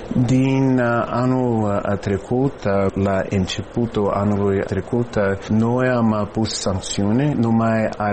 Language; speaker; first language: Romanian; non-native, fluent; English